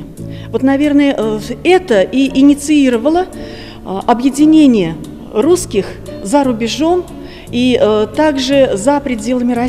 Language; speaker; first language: Russian; native; Russian